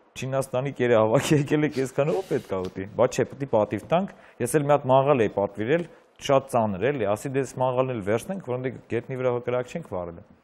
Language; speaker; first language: Armenian; native; Armenian